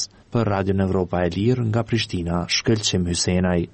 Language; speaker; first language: Albanian; native; Albanian